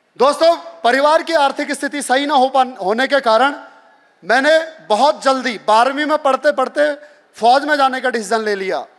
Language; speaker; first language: Hindi; native; Hindi